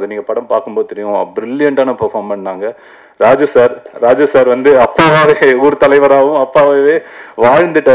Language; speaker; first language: Tamil; native; Tamil